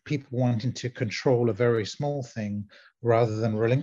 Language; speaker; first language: English; native; English